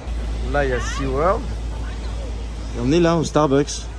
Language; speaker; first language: French; native; French